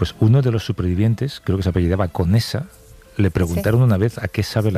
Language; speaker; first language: Spanish; native; Spanish